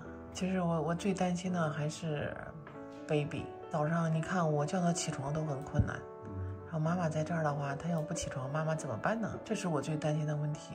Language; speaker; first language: Chinese; native; Chinese